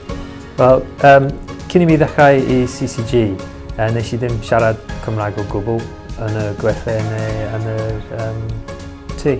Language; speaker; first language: Welsh; non-native, learner; English